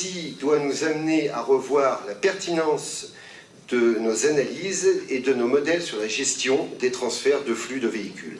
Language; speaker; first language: French; native; French